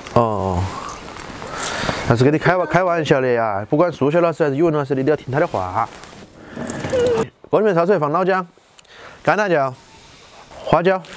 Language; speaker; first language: Chinese; native; Chinese